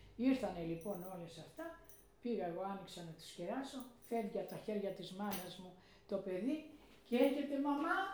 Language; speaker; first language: Greek; early bilingual, heritage; Greek